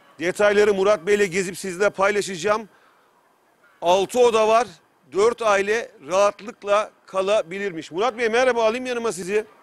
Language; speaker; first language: Turkish; native; Turkish